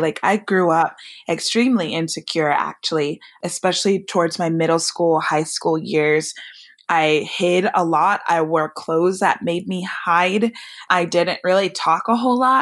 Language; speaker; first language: English; native; English